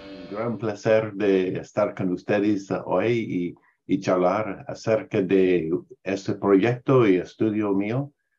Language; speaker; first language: Spanish; non-native, learner; English